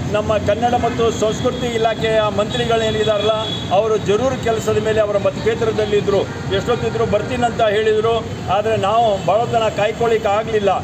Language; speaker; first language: Kannada; non-native, local second language; Lambadi